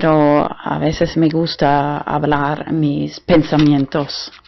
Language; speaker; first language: Spanish; non-native, fluent; German